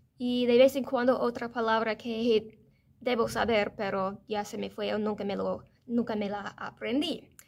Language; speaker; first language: Spanish; non-native, fluent; English